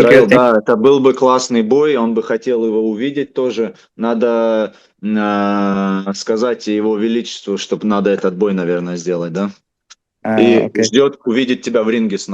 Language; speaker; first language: Russian; native; Russian